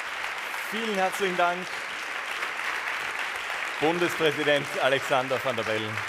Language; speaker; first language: German; native; German